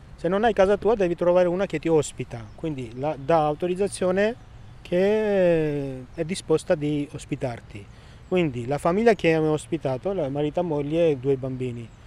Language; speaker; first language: Italian; non-native, fluent; Armenian